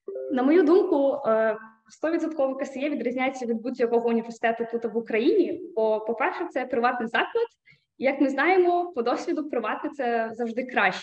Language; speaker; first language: Ukrainian; native; Ukrainian